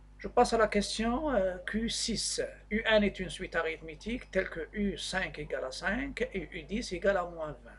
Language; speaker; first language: French; non-native, local second language; Arabic